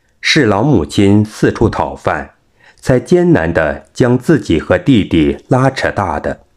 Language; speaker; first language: Chinese; native; Chinese